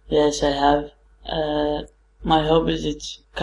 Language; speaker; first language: English; non-native, learner; Arabic